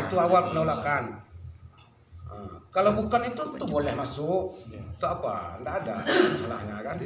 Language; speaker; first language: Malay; non-native, local second language; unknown